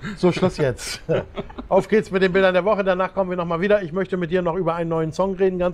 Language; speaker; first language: German; native; German